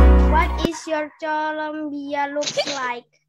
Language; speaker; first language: English; non-native, learner; Indonesian